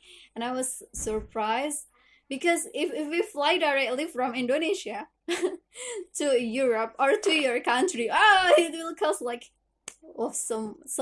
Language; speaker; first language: English; non-native, learner; Indonesian